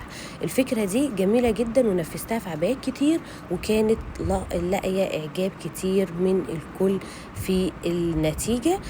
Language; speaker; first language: Arabic; native; Arabic